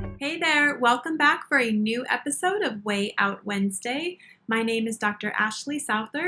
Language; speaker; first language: English; native; English